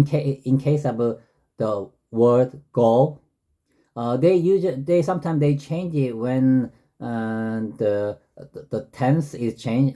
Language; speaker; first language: English; non-native, learner; Korean